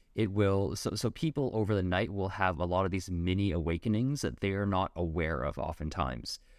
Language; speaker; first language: English; native; English